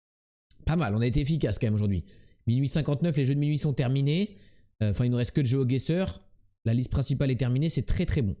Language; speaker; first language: French; native; French